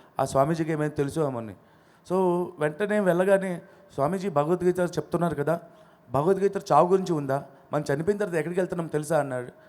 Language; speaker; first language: Telugu; non-native, local second language; Odia